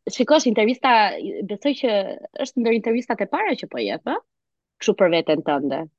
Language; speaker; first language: Albanian; native; Albanian